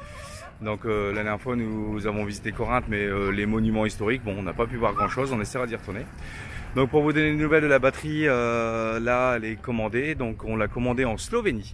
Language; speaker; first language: French; native; French